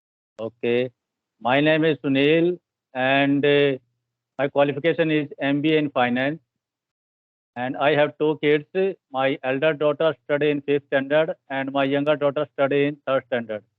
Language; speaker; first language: English; non-native, learner; Hindi